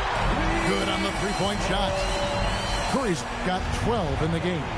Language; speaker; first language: English; native; English